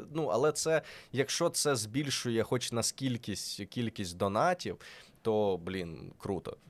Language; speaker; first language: Ukrainian; non-native, local second language; Russian